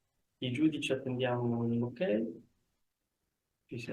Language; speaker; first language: Italian; native; Italian